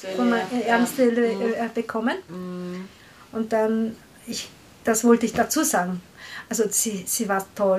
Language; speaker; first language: German; non-native, learner; Korean